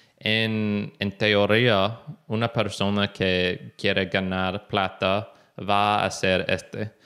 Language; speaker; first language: Spanish; non-native, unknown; English